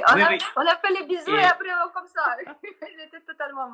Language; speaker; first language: French; non-native, learner; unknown